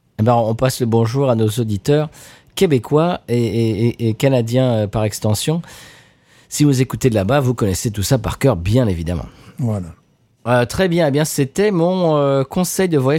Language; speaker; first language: French; native; French